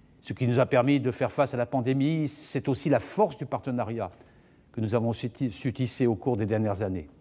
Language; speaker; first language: French; native; French